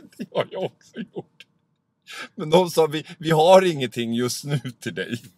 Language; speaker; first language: Swedish; native; Swedish